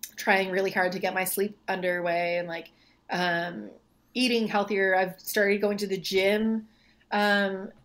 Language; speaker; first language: English; native; English